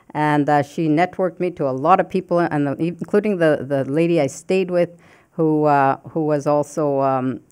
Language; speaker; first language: English; non-native, fluent; Cree